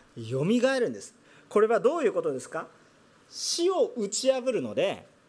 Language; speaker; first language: Japanese; non-native, fluent; Korean